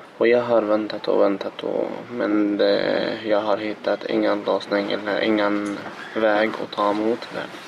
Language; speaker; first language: Swedish; non-native, learner; Arabic